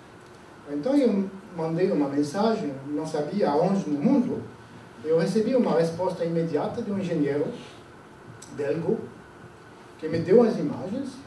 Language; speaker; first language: Portuguese; non-native, fluent; French